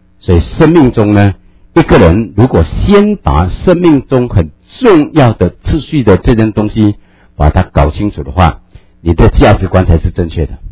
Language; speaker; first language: Chinese; native; Chinese